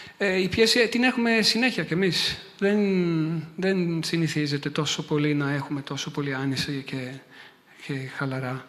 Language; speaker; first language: Greek; non-native, fluent; Italian